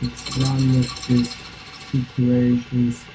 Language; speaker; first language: English; non-native, fluent; Italian